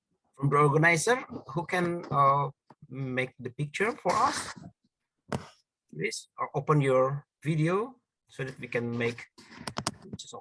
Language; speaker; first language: English; non-native, fluent; Indonesian